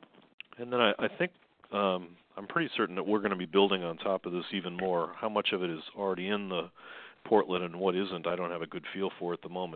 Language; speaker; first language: English; native; English